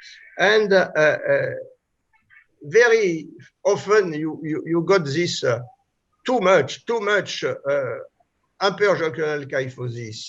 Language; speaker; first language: English; non-native, fluent; French